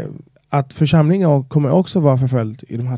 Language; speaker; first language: Swedish; non-native, fluent; Spanish